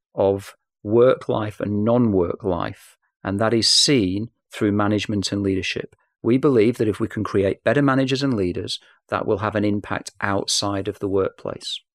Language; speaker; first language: English; native; English